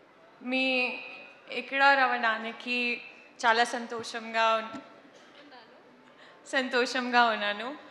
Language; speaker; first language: Telugu; non-native, learner; Hindi